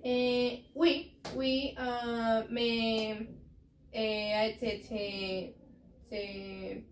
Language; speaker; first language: French; non-native, learner; Spanish